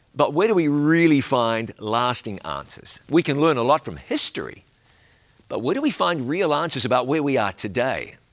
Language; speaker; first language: English; native; English